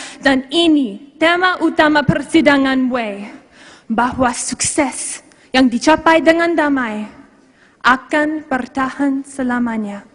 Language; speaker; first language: Malay; non-native, fluent; English